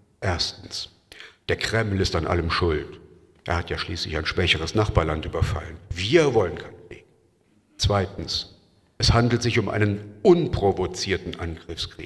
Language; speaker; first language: German; native; German